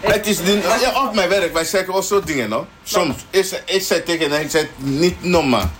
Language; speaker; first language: Dutch; non-native, learner; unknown